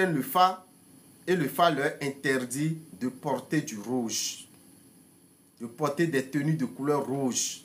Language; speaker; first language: French; non-native, local second language; Fon